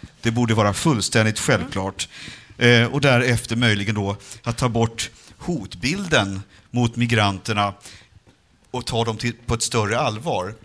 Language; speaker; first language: Swedish; native; Swedish